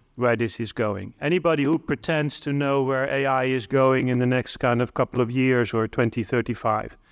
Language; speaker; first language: English; non-native, fluent; Dutch